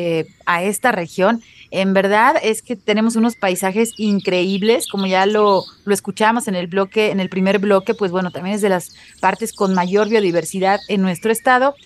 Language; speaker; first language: Spanish; native; Spanish